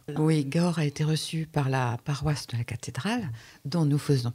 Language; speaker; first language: French; native; French